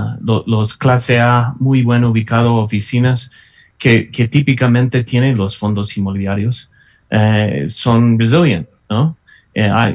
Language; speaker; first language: Spanish; non-native, fluent; English